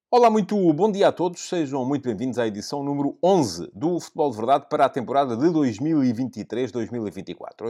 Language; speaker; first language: Portuguese; native; Portuguese